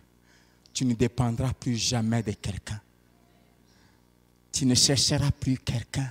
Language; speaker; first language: French; non-native, local second language; Lingala